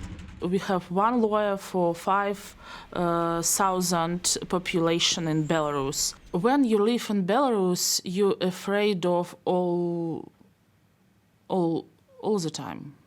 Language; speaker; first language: English; non-native, learner; Belarusian